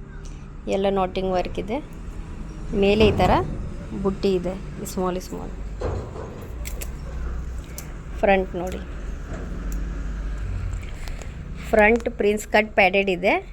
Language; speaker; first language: Kannada; non-native, local second language; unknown